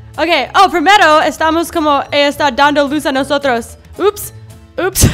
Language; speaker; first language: Spanish; non-native, learner; English